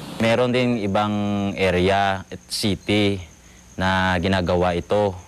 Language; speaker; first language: Filipino; non-native, local second language; Hiligaynon